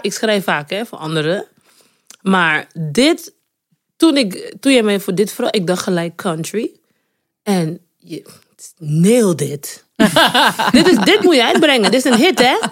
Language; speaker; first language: Dutch; native; Dutch